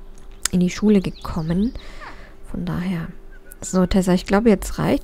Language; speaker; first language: German; native; German